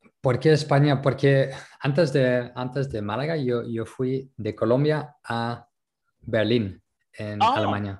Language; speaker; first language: Spanish; non-native, local second language; French